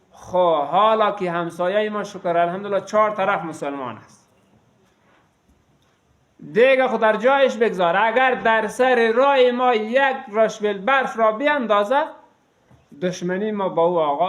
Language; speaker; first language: Persian; native; Persian